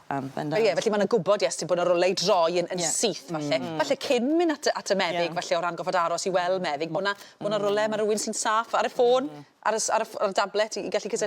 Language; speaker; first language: Welsh; native; Welsh